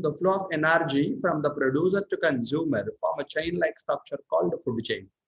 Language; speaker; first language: English; non-native, local second language; Tamil